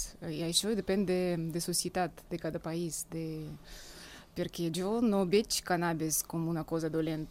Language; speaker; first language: Catalan; non-native, fluent; Russian